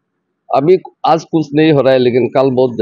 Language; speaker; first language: Hindi; non-native, learner; Bangla